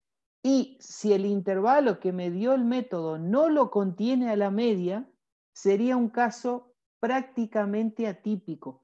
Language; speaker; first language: Spanish; native; Spanish